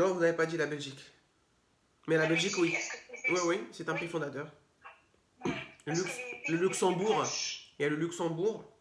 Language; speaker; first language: French; native; French